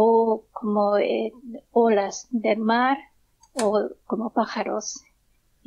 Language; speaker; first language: Spanish; non-native, learner; Japanese